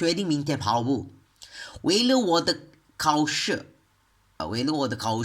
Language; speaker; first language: Chinese; non-native, learner; Malay